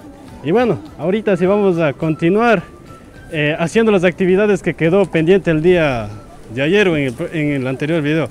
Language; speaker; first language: Spanish; native; Spanish